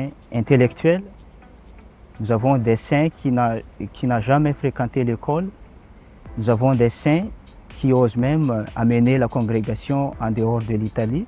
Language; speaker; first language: French; non-native, local second language; Malagasy